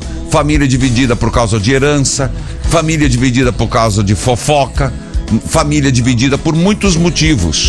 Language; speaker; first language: Portuguese; native; Portuguese